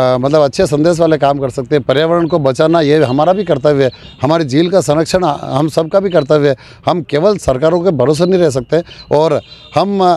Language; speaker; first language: Hindi; native; Hindi